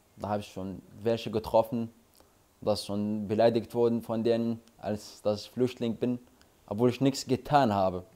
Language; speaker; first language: German; non-native, learner; Arabic